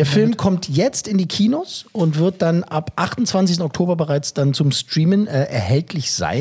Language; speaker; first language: German; native; German